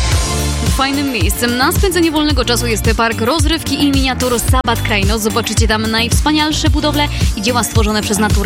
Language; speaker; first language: Polish; native; Polish